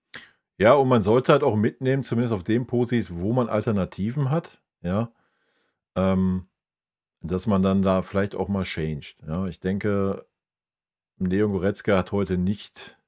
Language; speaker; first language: German; native; German